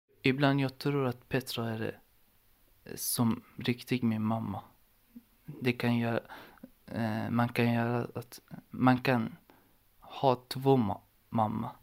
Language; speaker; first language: Swedish; non-native, learner; Persian